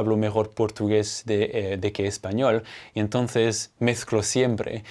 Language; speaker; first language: Spanish; non-native, fluent; French